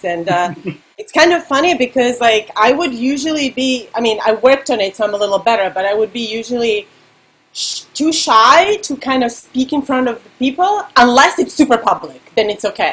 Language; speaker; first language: English; non-native, fluent; Serbian